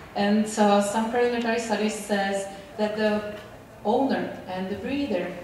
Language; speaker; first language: English; non-native, fluent; Czech